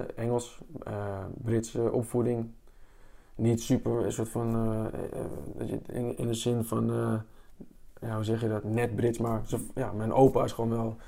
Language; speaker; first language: Dutch; native; Dutch